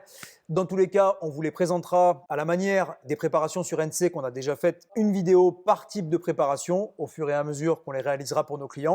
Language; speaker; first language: French; native; French